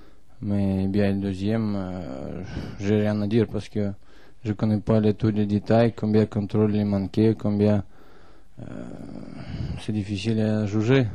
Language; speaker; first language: French; non-native, learner; Russian